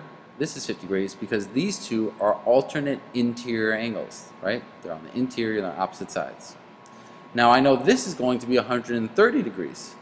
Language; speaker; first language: English; native; English